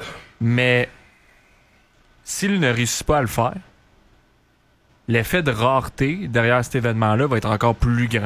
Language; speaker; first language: French; native; French